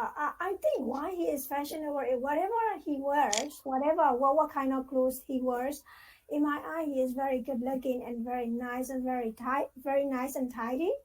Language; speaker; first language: English; non-native, fluent; Burmese